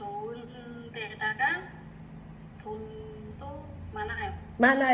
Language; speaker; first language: Korean; non-native, learner; Vietnamese